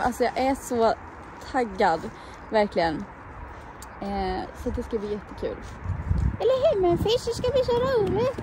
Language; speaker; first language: Swedish; native; Swedish